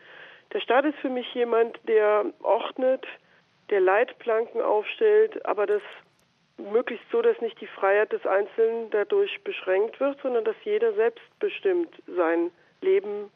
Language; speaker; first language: German; native; German